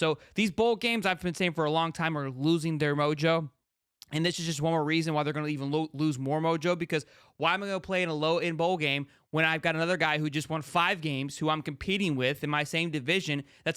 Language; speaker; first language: English; native; English